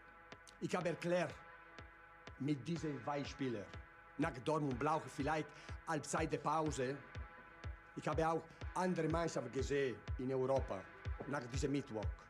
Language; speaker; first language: German; non-native, learner; Italian